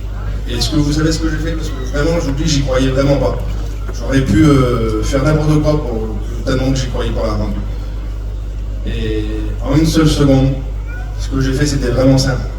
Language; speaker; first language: French; native; French